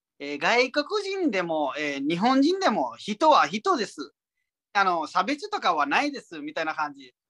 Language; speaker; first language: Japanese; non-native, fluent; Nepali